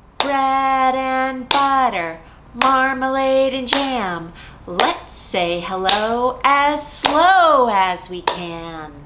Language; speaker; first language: English; native; English